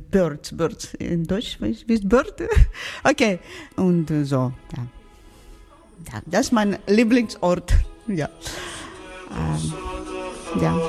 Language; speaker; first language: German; non-native, learner; Ukrainian